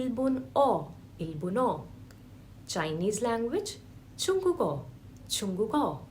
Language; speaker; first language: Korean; non-native, fluent; Hindi